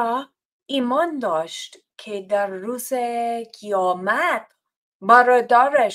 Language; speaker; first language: Persian; non-native, fluent; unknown